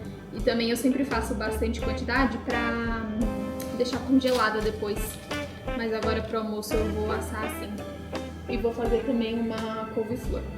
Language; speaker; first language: Portuguese; native; Portuguese